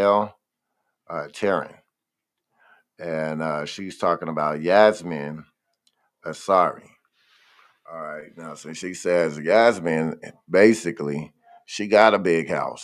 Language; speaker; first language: English; native; English